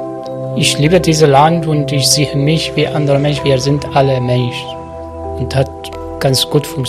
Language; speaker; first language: German; non-native, learner; Arabic